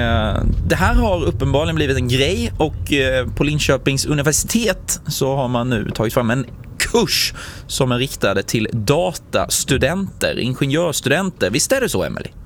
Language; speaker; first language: Swedish; native; Swedish